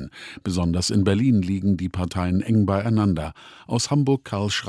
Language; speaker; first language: German; native; German